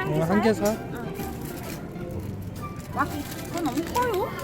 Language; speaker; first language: Korean; non-native, learner; Vietnamese